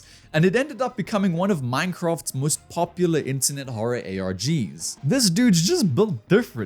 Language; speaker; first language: English; native; English